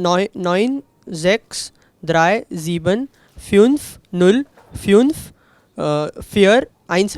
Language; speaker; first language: German; non-native, learner; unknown